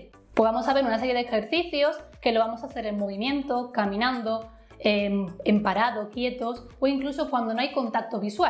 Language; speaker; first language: Spanish; native; Spanish